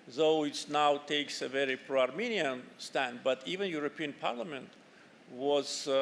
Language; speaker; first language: English; non-native, fluent; Azerbaijani